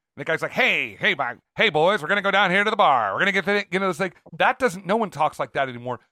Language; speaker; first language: English; native; English